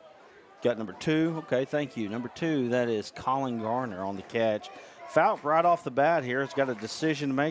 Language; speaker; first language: English; native; English